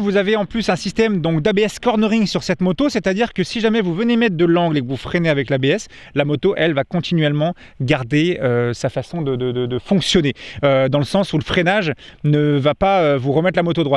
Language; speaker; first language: French; native; French